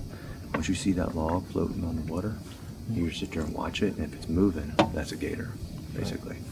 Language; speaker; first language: English; native; English